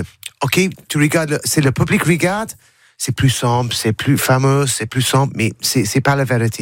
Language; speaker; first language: French; non-native, learner; English